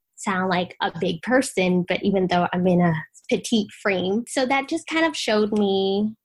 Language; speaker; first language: English; early bilingual, other home language; Vietnamese